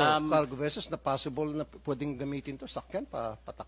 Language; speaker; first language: Filipino; native; Filipino